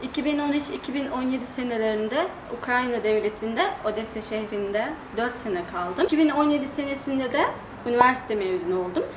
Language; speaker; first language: Turkish; non-native, fluent; Turkmen